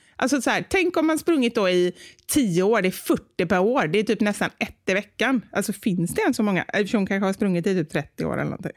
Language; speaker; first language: Swedish; native; Swedish